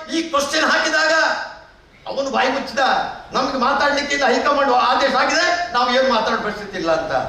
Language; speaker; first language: Kannada; native; Kannada